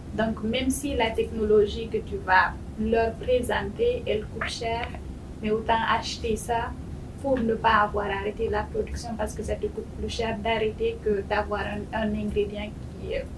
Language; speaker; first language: French; non-native, local second language; Fula